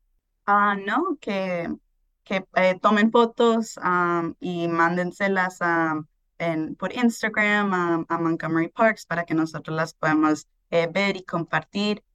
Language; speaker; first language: Spanish; early bilingual, heritage; Spanish